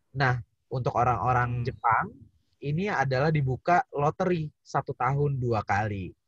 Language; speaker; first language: Indonesian; native; Indonesian